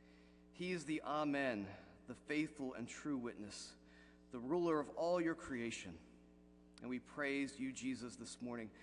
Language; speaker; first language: English; native; English